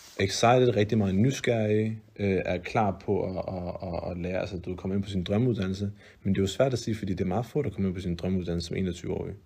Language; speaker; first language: Danish; early bilingual, other home language; Arabic